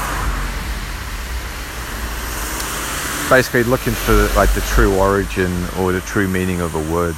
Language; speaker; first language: English; native; English